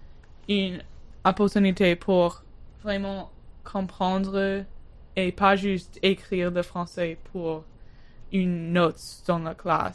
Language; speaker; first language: French; non-native, learner; English